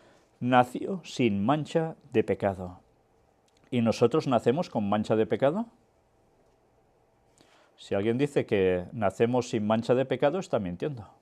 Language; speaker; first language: Spanish; native; Spanish